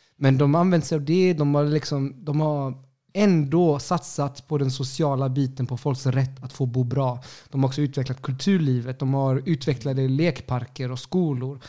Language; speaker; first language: Swedish; early bilingual, other home language; Spanish